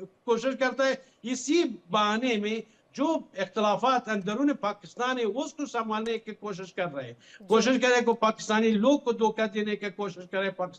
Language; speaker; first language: Hindi; non-native, fluent; Pashto